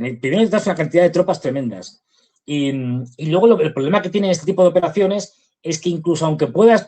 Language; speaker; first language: Spanish; native; Spanish